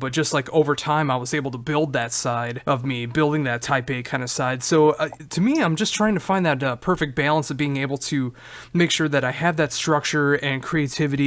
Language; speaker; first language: English; native; English